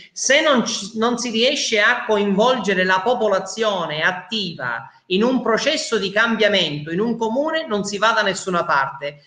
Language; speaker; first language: Italian; early bilingual, heritage; Italian